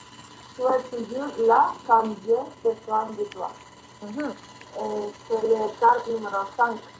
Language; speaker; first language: French; non-native, learner; Spanish